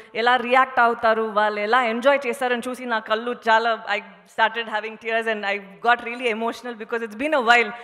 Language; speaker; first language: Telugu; non-native, fluent; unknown